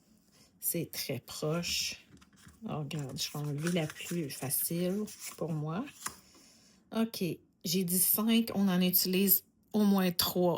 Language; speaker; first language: French; native; French